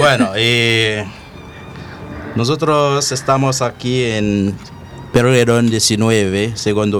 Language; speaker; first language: Spanish; non-native, learner; Haitian Creole